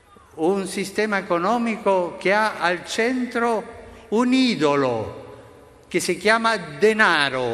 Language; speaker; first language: Italian; non-native, fluent; Spanish